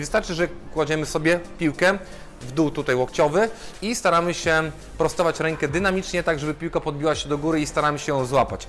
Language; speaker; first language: Polish; native; Polish